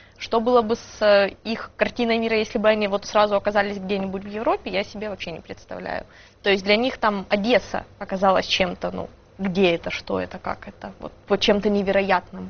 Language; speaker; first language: Russian; native; Russian